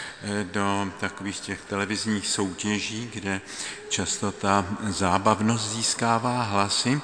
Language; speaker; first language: Czech; native; Czech